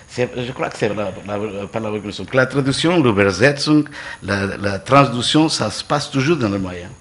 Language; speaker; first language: French; non-native, fluent; Portuguese